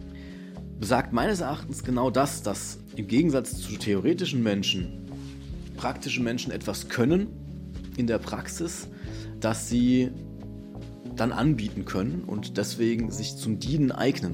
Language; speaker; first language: German; native; German